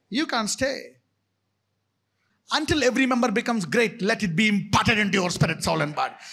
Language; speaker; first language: English; non-native, local second language; Telugu